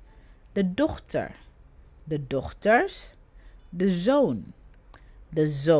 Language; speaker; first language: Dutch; non-native, fluent; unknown